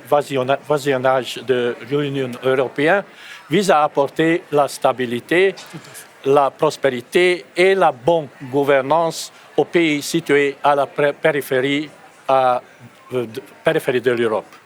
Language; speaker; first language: French; non-native, fluent; Hungarian